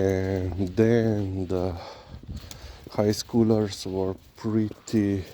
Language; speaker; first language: English; non-native, fluent; Slovenian